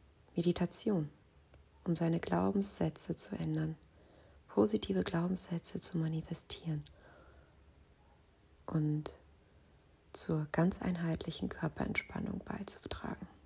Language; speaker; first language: German; native; German